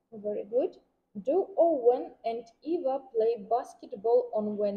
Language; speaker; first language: English; non-native, fluent; Vietnamese